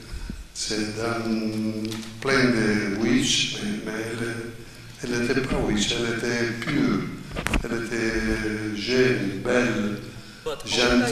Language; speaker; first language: French; non-native, fluent; Italian